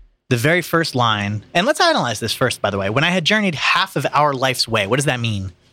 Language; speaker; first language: English; native; English